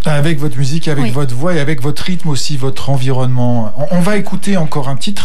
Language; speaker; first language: French; native; French